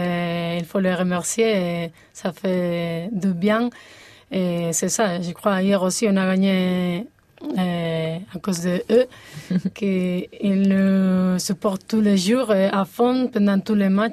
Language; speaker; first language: French; non-native, fluent; Spanish